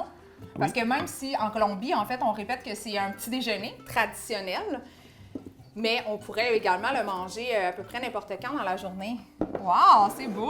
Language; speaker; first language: French; native; French